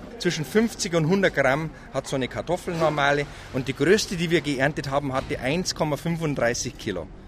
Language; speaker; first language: German; native; German